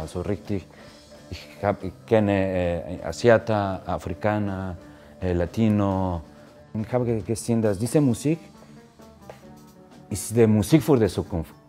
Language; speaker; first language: German; non-native, fluent; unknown